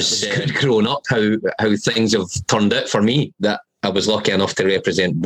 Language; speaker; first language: English; native; English